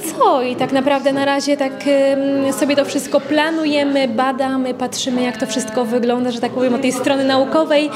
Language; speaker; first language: Polish; native; Polish